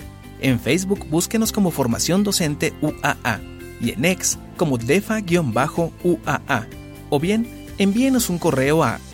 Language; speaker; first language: Spanish; native; Spanish